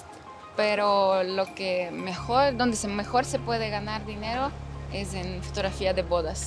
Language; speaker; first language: Spanish; non-native, fluent; Ukrainian